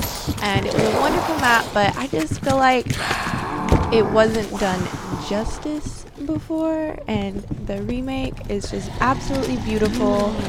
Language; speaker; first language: English; native; English